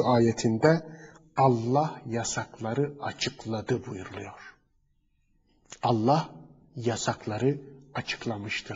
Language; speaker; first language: Turkish; native; Turkish